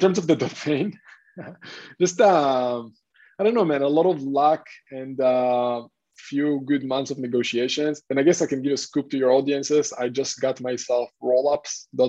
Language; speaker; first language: English; non-native, fluent; Hebrew